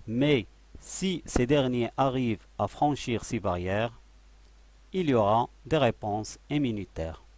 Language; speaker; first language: French; non-native, local second language; Arabic